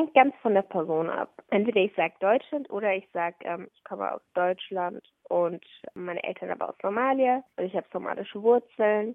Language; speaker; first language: German; early bilingual, other home language; Somali